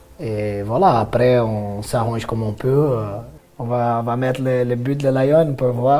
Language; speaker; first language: French; non-native, fluent; Portuguese